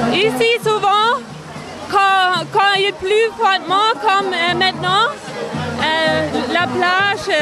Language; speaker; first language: French; non-native, fluent; German